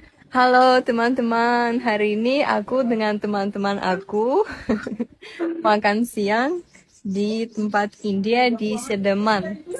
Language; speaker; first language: Indonesian; non-native, fluent; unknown